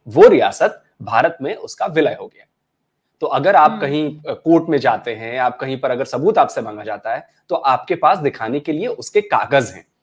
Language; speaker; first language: Hindi; native; Hindi